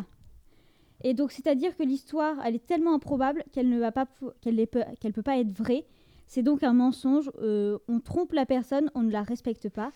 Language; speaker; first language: French; native; French